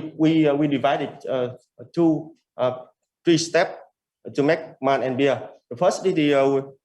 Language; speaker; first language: English; non-native, learner; Vietnamese